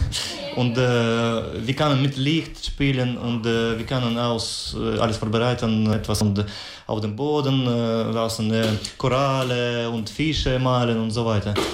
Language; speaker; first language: German; non-native, learner; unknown